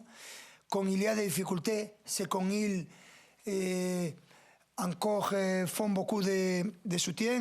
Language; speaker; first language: French; non-native, fluent; Spanish